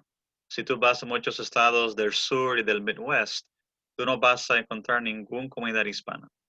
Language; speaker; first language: Spanish; early bilingual, heritage; Spanish